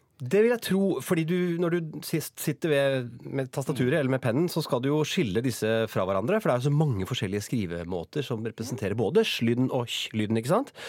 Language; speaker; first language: Norwegian; native; Norwegian